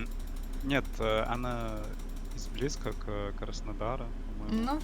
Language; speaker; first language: Russian; non-native, learner; English